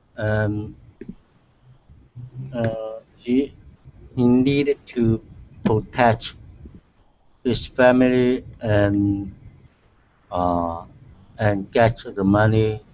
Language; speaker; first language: English; non-native, learner; Chinese